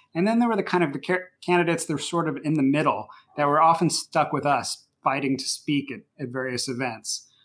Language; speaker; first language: English; native; English